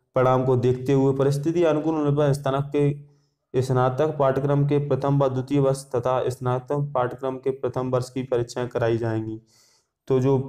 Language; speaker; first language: Hindi; native; Hindi